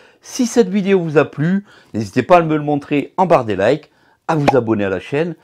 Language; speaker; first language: French; native; French